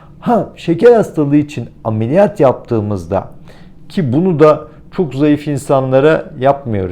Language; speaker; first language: Turkish; native; Turkish